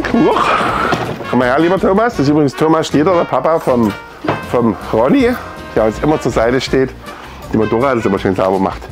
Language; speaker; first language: German; native; German